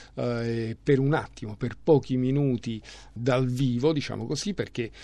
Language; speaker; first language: Italian; native; Italian